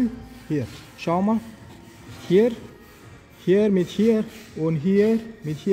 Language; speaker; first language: German; non-native, learner; Persian